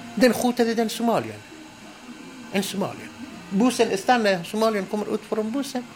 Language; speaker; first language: Swedish; non-native, fluent; Persian